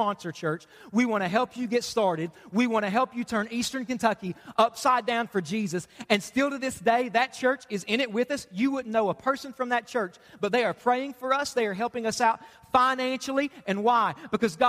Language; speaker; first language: English; native; English